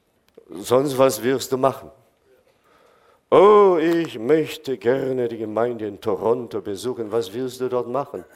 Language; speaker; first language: German; non-native, fluent; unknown